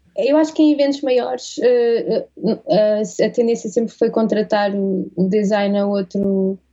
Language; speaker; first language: Portuguese; native; Portuguese